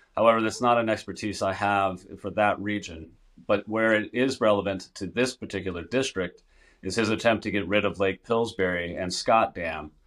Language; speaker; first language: English; native; English